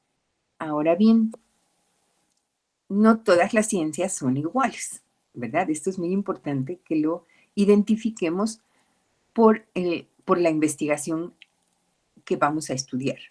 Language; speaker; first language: Spanish; native; Spanish